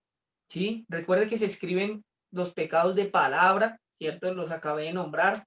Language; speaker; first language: Spanish; native; Spanish